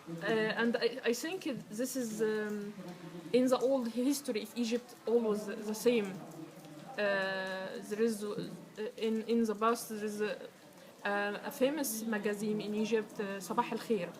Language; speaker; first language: English; non-native, learner; Arabic